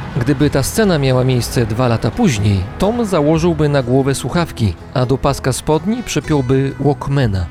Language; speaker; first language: Polish; native; Polish